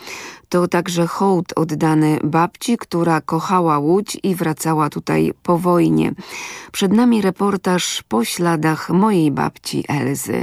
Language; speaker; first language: Polish; native; Polish